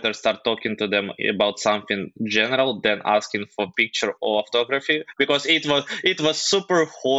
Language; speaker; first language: English; non-native, fluent; Ukrainian